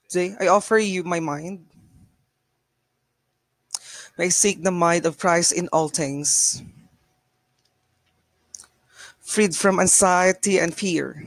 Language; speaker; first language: English; non-native, local second language; Bikol